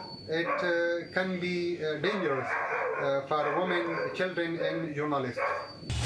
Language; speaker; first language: English; non-native, learner; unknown